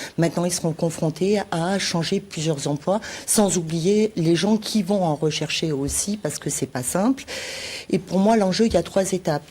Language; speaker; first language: French; native; French